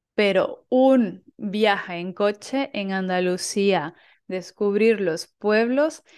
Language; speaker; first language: Spanish; native; Spanish